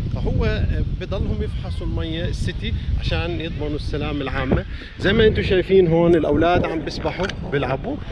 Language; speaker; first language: Arabic; native; Arabic